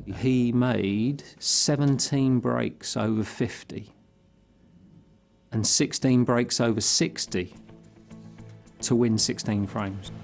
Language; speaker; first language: English; native; English